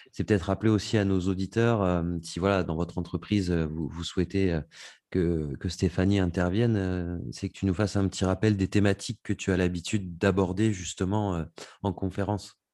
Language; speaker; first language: French; native; French